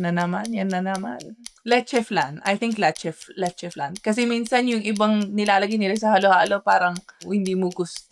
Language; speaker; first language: Filipino; early bilingual, heritage; Filipino